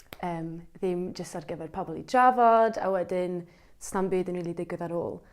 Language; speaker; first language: Welsh; native; Welsh